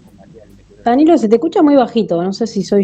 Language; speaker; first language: Spanish; native; Spanish